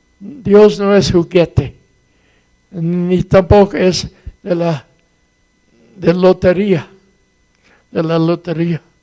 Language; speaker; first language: Spanish; non-native, fluent; English